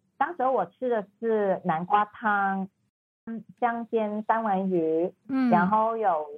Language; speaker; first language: Chinese; non-native, fluent; Cantonese